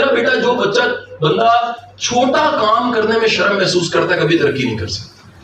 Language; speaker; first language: Urdu; non-native, local second language; Punjabi